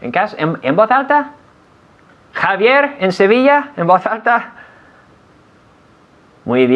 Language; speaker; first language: Spanish; non-native, fluent; English